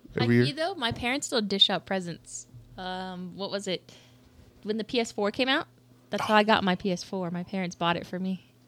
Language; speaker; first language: English; native; English